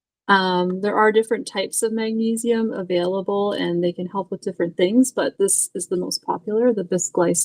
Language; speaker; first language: English; native; English